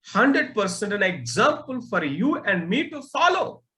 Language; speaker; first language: English; non-native, local second language; Telugu